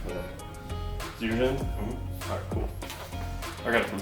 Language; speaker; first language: English; native; English